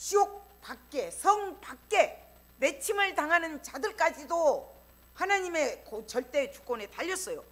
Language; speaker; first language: Korean; native; Korean